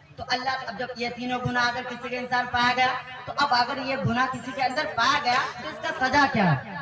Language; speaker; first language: Urdu; non-native, local second language; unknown